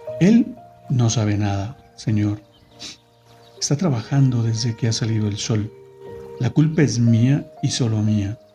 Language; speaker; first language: Spanish; native; Spanish